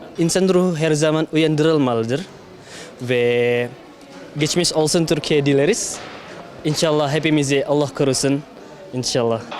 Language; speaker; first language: Turkish; non-native, learner; Indonesian